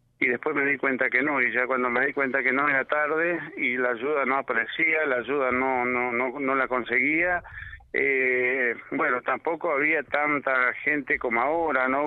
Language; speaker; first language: Spanish; native; Spanish